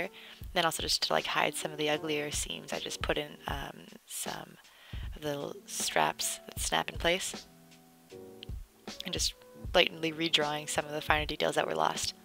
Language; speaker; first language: English; native; English